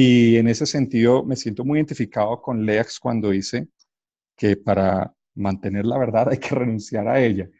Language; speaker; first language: Spanish; native; Spanish